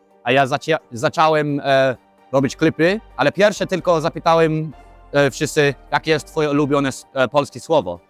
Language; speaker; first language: Polish; non-native, learner; English